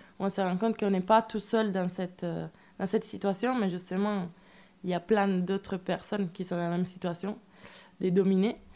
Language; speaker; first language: French; non-native, fluent; Italian